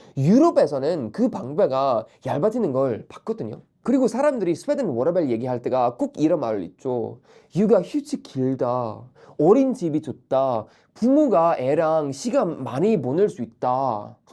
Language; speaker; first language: Korean; non-native, fluent; Swedish